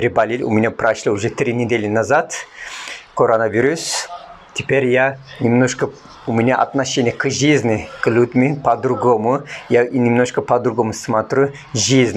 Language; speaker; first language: Russian; non-native, fluent; Turkish